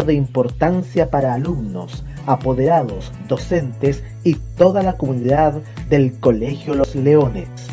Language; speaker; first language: Spanish; native; Spanish